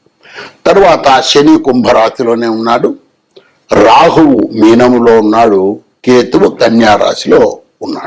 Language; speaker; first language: Telugu; native; Telugu